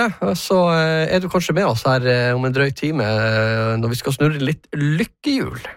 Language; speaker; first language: Norwegian; native; Norwegian